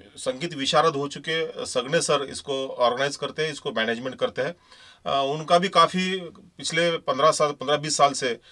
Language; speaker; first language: Hindi; non-native, local second language; Marathi